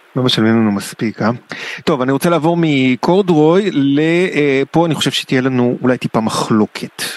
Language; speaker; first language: Hebrew; native; Hebrew